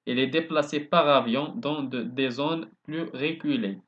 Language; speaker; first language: French; non-native, local second language; Arabic